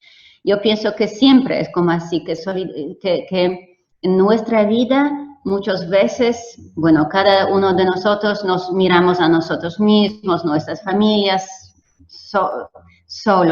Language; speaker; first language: Spanish; non-native, fluent; Polish